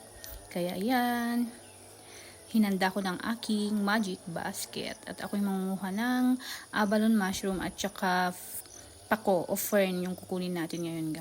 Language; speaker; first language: Filipino; non-native, local second language; Iloko